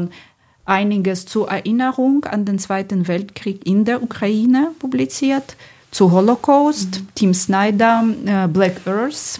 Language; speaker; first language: German; non-native, fluent; Ukrainian